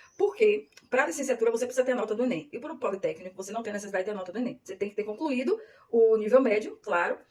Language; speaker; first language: Portuguese; native; Portuguese